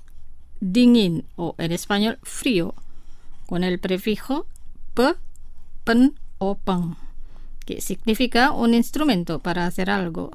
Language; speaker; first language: Spanish; non-native, fluent; Indonesian